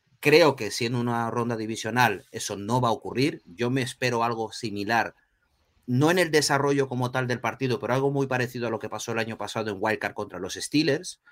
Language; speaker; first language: Spanish; early bilingual, other home language; Portuguese